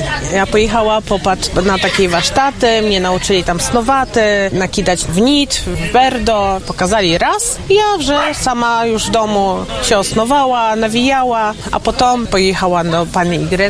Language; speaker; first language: Polish; non-native, local second language; Ukrainian